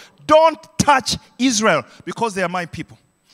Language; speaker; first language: English; non-native, local second language; Ganda